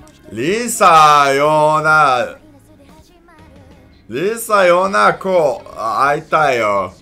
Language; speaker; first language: Japanese; non-native, learner; English